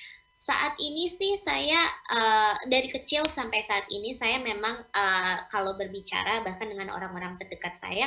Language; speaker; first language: Indonesian; early bilingual, heritage; English